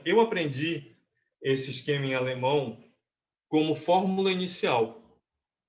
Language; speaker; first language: Portuguese; native; Portuguese